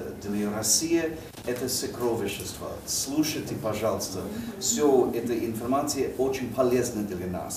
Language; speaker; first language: Russian; non-native, learner; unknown